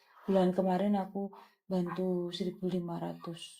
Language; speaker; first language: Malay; non-native, local second language; Javanese